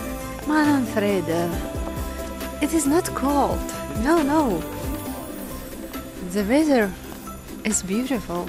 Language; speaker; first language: English; non-native, learner; Russian